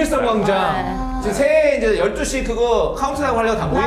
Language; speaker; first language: Korean; native; Korean